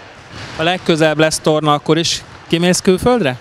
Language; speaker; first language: Hungarian; native; Hungarian